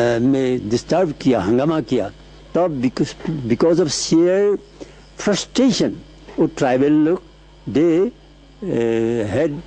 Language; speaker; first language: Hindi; non-native, local second language; Assamese